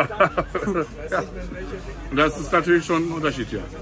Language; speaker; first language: German; native; German